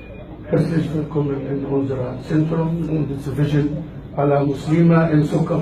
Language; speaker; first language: German; non-native, learner; Arabic